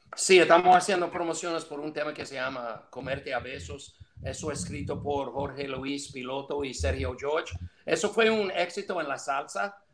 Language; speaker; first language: Spanish; non-native, fluent; English